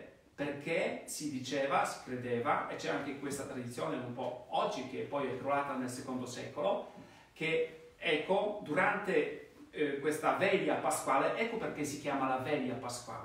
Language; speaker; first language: Italian; non-native, fluent; Polish